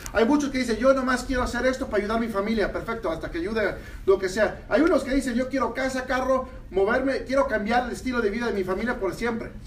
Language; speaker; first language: Spanish; early bilingual, heritage; Spanish